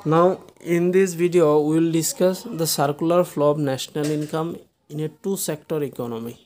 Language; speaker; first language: English; non-native, local second language; Assamese